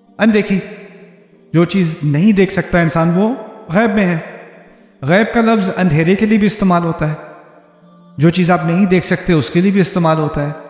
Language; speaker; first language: Urdu; early bilingual, heritage; Urdu